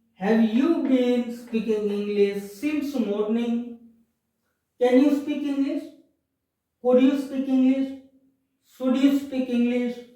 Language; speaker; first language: English; non-native, fluent; Gujarati